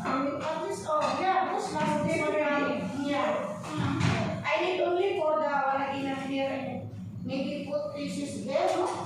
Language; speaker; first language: English; non-native, learner; Filipino